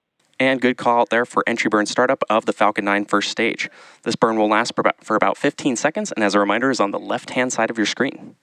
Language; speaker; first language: English; native; English